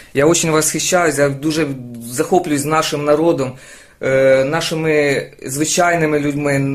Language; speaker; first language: Ukrainian; non-native, local second language; Russian